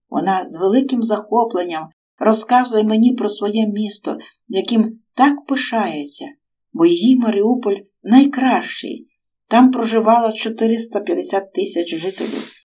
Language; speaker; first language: Ukrainian; native; Ukrainian